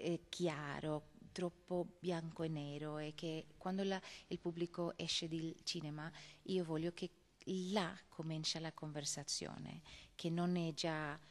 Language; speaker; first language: Italian; non-native, fluent; Swedish